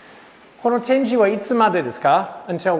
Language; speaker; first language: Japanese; non-native, fluent; English